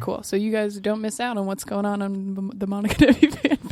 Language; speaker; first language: English; native; English